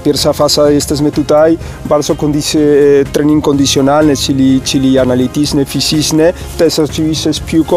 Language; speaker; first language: Polish; non-native, learner; Spanish